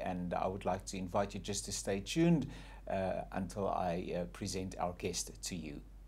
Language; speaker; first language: English; non-native, local second language; Afrikaans